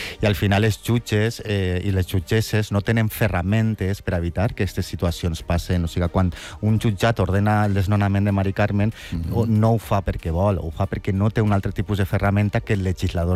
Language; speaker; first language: Catalan; native; Catalan